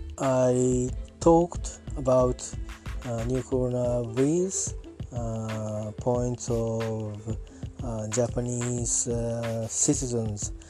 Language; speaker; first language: English; non-native, learner; Japanese